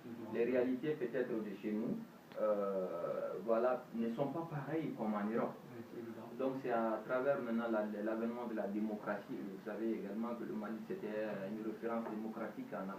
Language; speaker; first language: French; non-native, local second language; Bambara